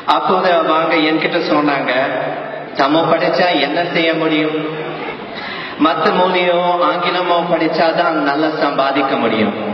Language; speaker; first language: Tamil; non-native, fluent; English